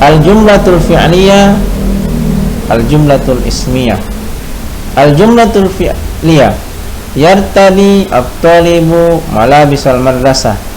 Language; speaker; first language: Arabic; non-native, fluent; Indonesian